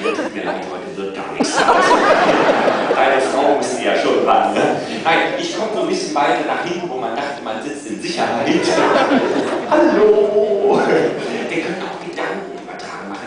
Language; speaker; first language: German; native; German